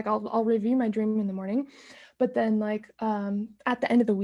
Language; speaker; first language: English; native; English